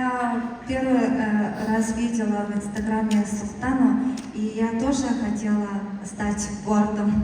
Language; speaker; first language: Russian; non-native, learner; Mongolian